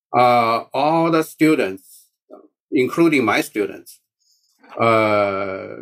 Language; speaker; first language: English; non-native, learner; Chinese